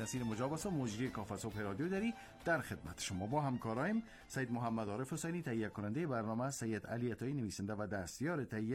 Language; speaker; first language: Persian; native; Persian